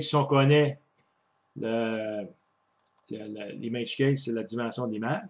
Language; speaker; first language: French; native; French